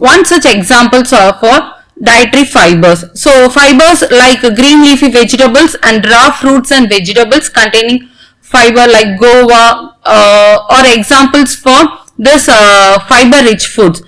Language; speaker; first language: English; non-native, local second language; Tamil